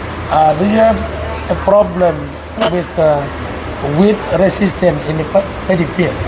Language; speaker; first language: English; non-native, learner; Indonesian